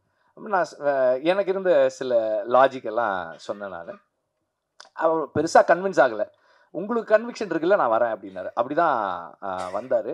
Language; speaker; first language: Tamil; native; Tamil